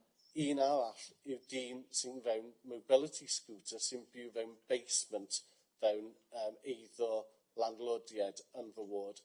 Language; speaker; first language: Welsh; non-native, fluent; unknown